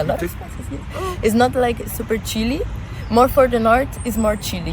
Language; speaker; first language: English; non-native, fluent; Portuguese